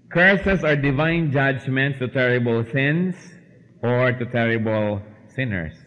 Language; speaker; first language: English; non-native, local second language; Filipino